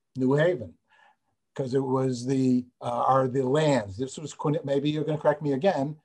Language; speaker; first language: English; native; English